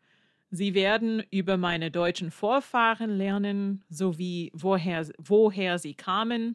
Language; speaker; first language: German; non-native, fluent; English